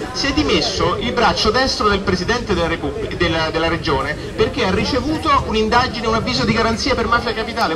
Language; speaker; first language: Italian; native; Italian